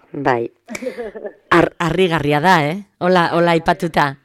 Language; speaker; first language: Basque; native; Basque